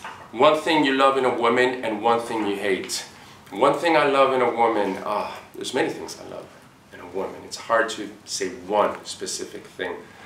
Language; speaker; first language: English; early bilingual, other home language; Spanish